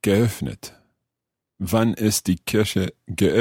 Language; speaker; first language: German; non-native, learner; English